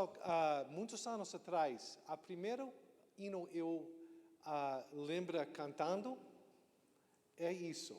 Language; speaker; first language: Portuguese; non-native, learner; English